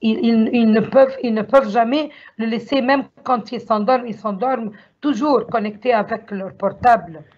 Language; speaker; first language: French; non-native, learner; Arabic